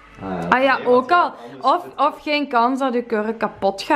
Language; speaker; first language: Dutch; native; Dutch